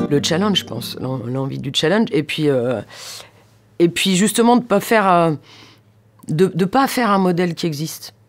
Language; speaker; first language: French; native; French